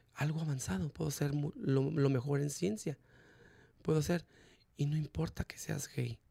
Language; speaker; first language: Spanish; native; Spanish